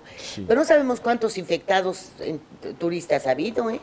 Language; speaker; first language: Spanish; native; Spanish